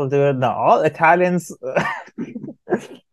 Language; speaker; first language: English; native; English